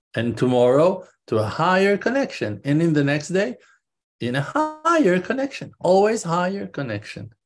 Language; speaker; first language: English; non-native, fluent; Hebrew